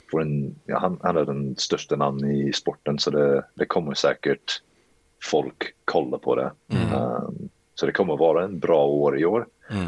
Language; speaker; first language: Swedish; early bilingual, heritage; Swedish